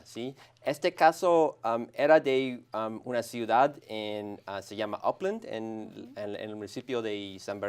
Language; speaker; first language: Spanish; non-native, learner; English